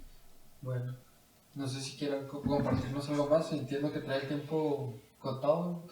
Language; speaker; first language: Spanish; native; Spanish